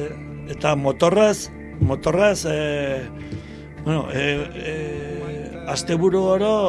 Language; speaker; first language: Basque; non-native, learner; Spanish